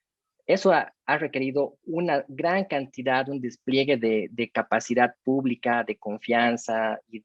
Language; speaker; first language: Spanish; native; Spanish